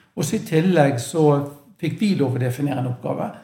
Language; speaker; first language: Norwegian; native; Norwegian